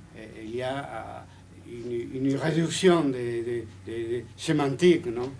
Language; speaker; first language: French; non-native, fluent; Spanish